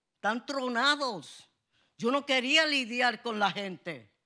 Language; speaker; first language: Spanish; native; Spanish